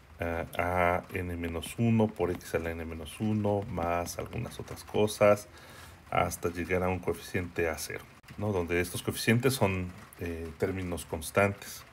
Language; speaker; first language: Spanish; native; Spanish